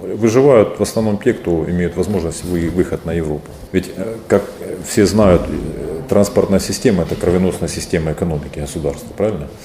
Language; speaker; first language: Russian; native; Russian